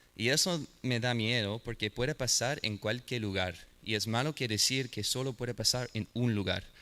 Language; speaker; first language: Spanish; non-native, learner; English